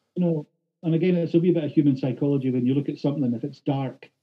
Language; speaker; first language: English; native; English